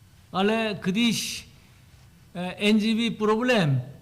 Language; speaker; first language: Czech; non-native, learner; Korean